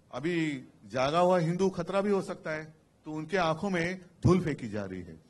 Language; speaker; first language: Hindi; non-native, local second language; Marathi